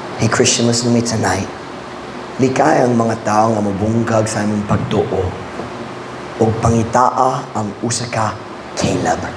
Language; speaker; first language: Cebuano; non-native, fluent; English